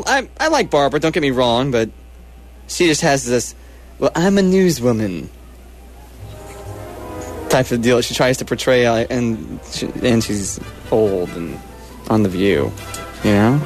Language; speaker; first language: English; native; English